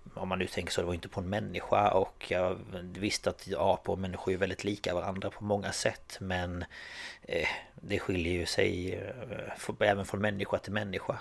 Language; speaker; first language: Swedish; native; Swedish